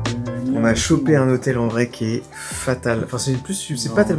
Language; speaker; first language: French; native; French